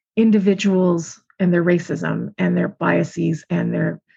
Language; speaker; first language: English; native; English